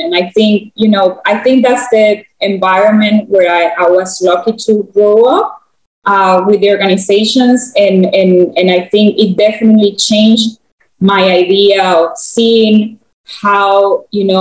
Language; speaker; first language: English; non-native, fluent; Spanish